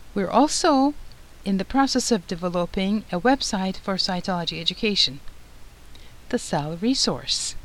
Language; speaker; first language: English; non-native, fluent; Turkish